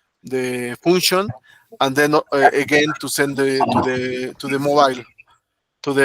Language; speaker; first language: English; non-native, learner; Spanish